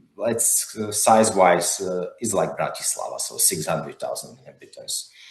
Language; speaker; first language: English; non-native, fluent; Slovak